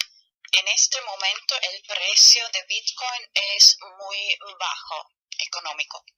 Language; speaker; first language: Spanish; non-native, learner; German